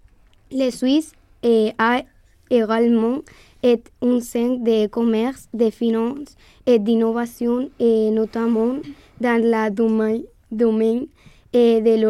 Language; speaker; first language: French; non-native, learner; Spanish